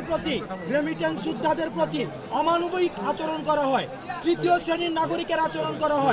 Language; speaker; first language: Bangla; native; Bangla